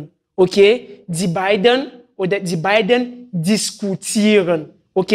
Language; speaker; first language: German; non-native, fluent; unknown